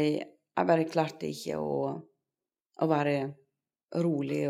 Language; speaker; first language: Norwegian; non-native, fluent; Russian